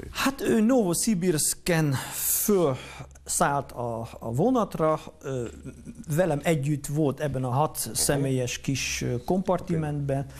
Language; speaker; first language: Hungarian; non-native, fluent; Dutch